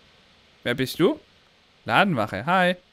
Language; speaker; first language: German; native; German